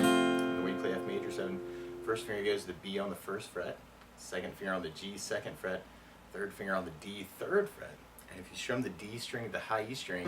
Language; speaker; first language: English; native; English